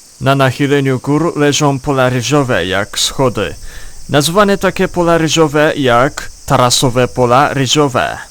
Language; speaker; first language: Polish; non-native, learner; Japanese